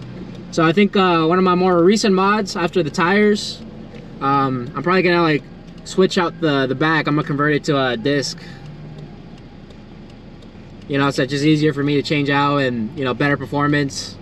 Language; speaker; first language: English; native; English